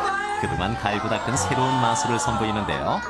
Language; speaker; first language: Korean; native; Korean